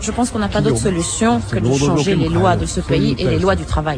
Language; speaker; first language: French; native; French